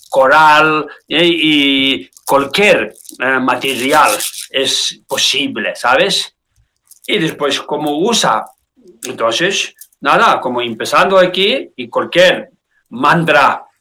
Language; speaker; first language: Spanish; non-native, learner; Tibetan